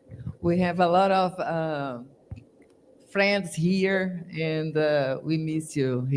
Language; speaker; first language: English; non-native, learner; Portuguese